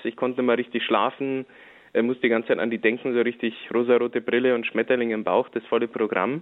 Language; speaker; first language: German; native; German